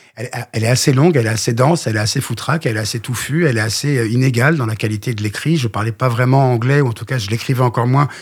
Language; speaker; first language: French; native; French